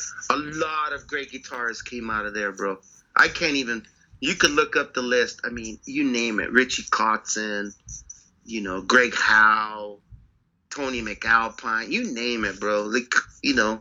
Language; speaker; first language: English; native; English